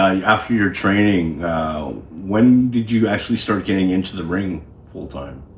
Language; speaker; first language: English; native; English